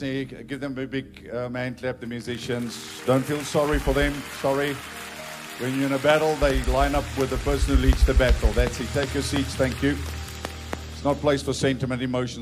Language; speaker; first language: English; non-native, local second language; Afrikaans